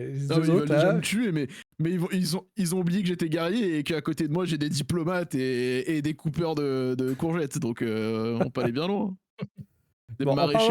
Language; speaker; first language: French; native; French